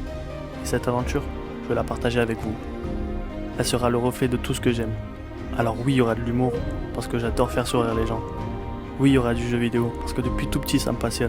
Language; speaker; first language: French; native; French